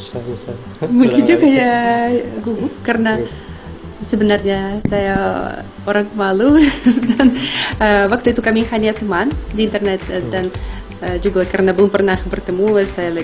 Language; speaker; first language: Indonesian; non-native, learner; Russian